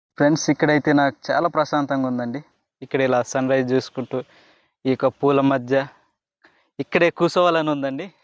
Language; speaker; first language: Telugu; non-native, local second language; Koya